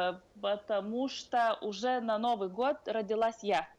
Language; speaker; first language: Russian; non-native, fluent; Lithuanian